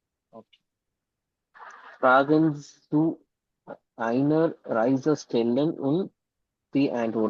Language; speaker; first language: German; non-native, learner; Tamil